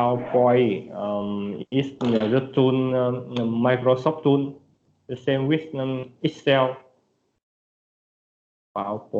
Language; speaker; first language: English; non-native, learner; Vietnamese